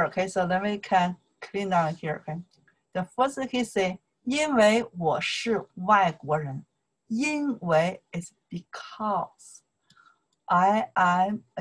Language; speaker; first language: English; non-native, learner; Chinese